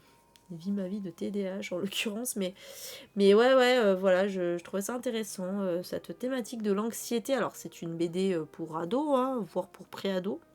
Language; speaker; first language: French; native; French